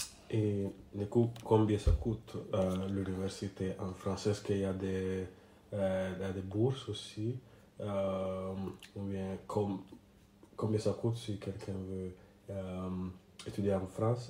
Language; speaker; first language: French; non-native, learner; English